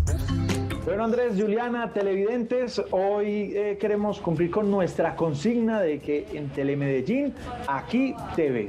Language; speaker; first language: Spanish; native; Spanish